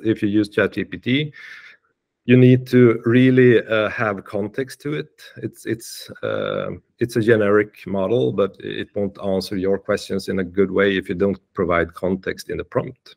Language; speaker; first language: English; non-native, fluent; Swedish